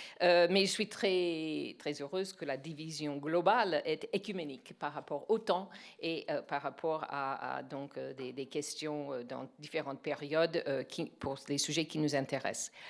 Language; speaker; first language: French; non-native, fluent; English